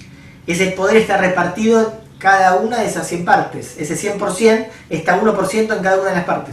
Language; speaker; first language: Spanish; native; Spanish